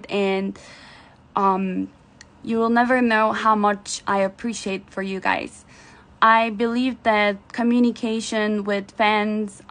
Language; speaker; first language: English; non-native, fluent; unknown